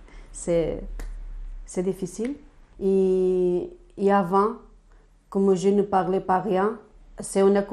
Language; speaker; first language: French; non-native, learner; Arabic